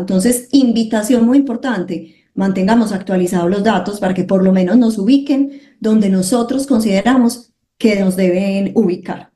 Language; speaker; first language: Spanish; native; Spanish